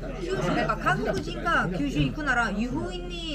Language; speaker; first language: Japanese; non-native, learner; Korean